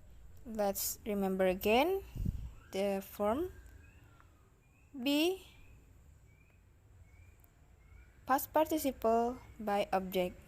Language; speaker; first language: English; non-native, learner; Indonesian